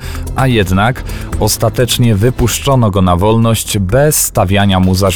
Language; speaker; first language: Polish; native; Polish